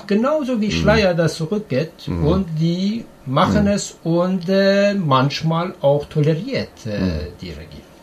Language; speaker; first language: German; non-native, learner; Persian